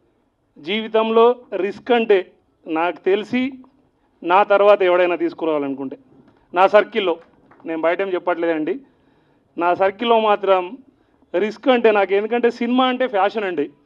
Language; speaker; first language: Telugu; native; Telugu